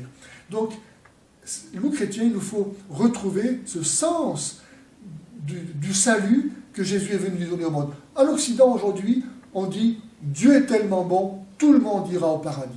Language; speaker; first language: French; native; French